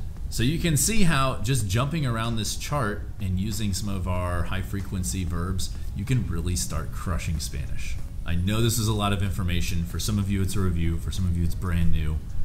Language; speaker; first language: English; native; English